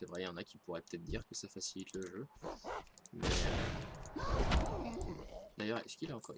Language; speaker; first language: French; native; French